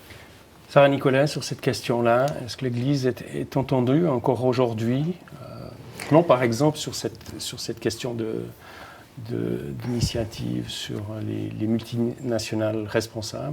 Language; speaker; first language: French; native; French